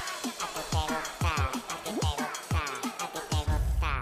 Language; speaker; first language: Spanish; native; Spanish